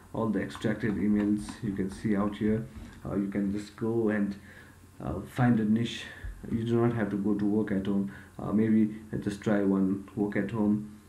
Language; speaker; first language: English; non-native, local second language; Nepali